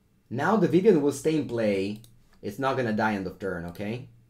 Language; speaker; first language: English; non-native, fluent; Italian